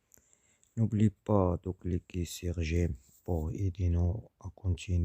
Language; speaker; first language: French; non-native, learner; Arabic